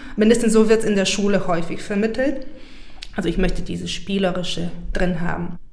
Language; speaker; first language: German; non-native, fluent; Bulgarian